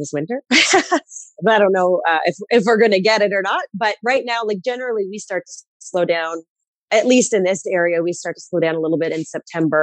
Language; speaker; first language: English; native; English